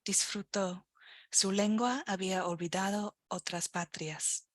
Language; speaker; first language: Spanish; non-native, fluent; English